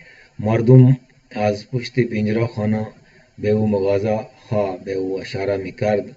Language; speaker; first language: Persian; non-native, fluent; Urdu